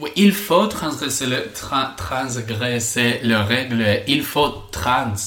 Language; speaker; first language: French; non-native, fluent; Spanish